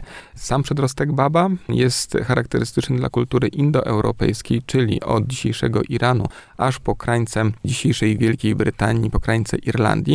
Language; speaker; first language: Polish; native; Polish